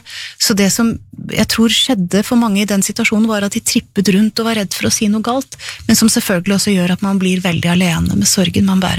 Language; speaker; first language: Norwegian; native; Norwegian